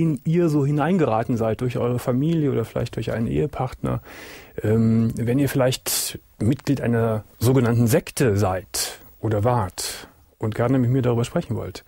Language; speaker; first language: German; native; German